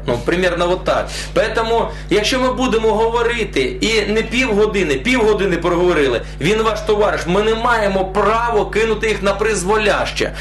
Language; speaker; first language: Ukrainian; non-native, local second language; Russian